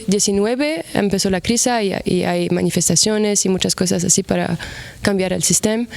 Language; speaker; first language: Spanish; non-native, fluent; Arabic